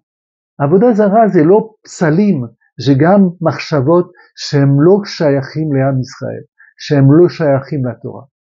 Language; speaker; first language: Hebrew; non-native, fluent; French